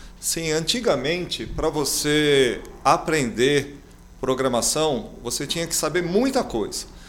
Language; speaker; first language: Portuguese; native; Portuguese